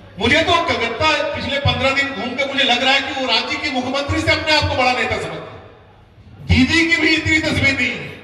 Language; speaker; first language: Hindi; native; Hindi